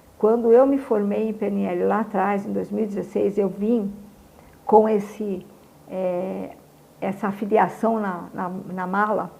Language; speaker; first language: Portuguese; native; Portuguese